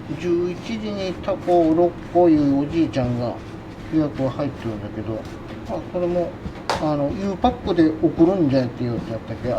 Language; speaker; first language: Japanese; native; Japanese